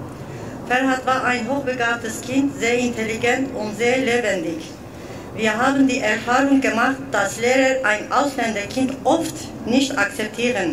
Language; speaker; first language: German; non-native, fluent; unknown